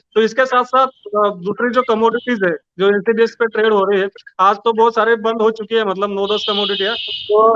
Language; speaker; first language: Hindi; non-native, local second language; Marathi